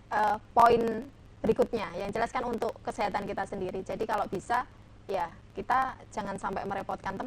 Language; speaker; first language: Indonesian; native; Indonesian